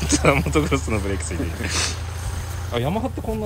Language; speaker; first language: Japanese; native; Japanese